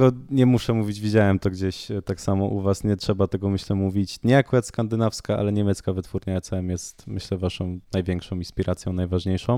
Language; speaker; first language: Polish; native; Polish